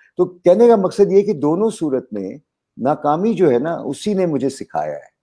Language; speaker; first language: Urdu; native; Urdu